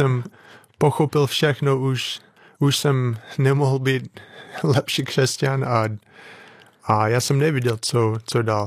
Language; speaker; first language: Czech; non-native, fluent; English